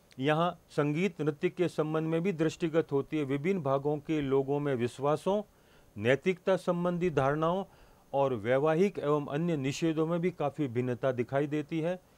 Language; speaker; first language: Hindi; native; Hindi